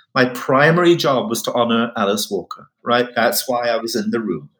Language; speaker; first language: English; native; English